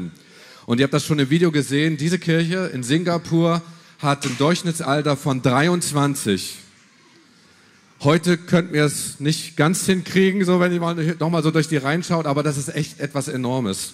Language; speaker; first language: German; native; German